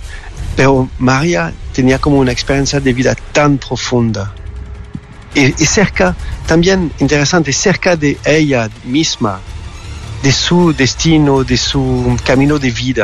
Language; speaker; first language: Spanish; non-native, learner; French